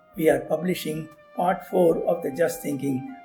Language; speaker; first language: English; non-native, local second language; Tamil